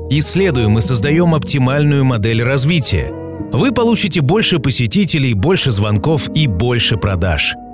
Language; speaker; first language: Russian; native; Russian